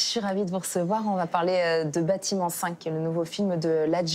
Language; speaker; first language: French; native; French